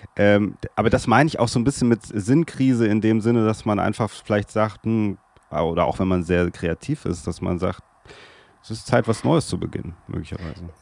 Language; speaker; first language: German; native; German